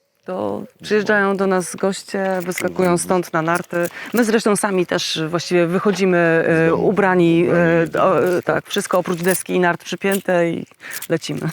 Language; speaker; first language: Polish; native; Polish